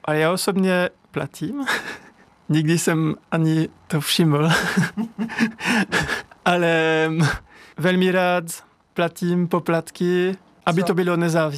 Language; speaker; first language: Czech; non-native, learner; French